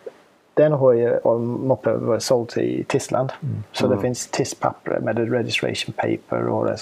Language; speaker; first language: Swedish; non-native, fluent; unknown